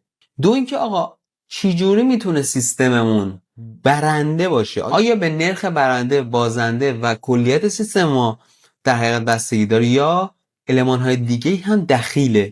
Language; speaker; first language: Persian; native; Persian